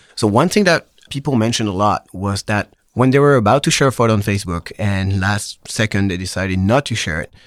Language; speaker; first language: English; non-native, fluent; French